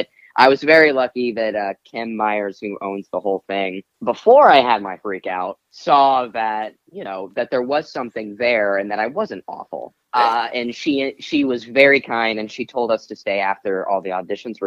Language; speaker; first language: English; native; English